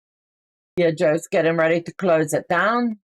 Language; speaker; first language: English; native; English